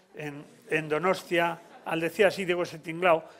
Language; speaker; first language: Spanish; native; Spanish